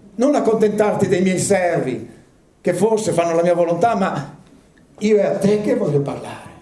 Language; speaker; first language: Italian; early bilingual, other home language; English